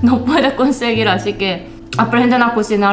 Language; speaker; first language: Spanish; non-native, fluent; Korean